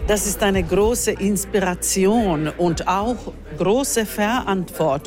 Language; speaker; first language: German; non-native, fluent; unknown